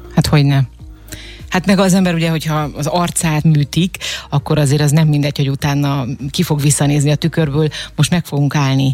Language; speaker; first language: Hungarian; native; Hungarian